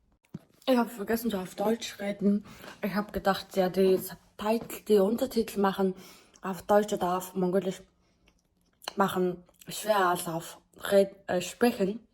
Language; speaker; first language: German; non-native, learner; Mongolian